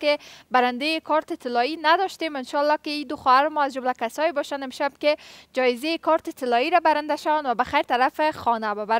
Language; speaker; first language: Persian; native; Persian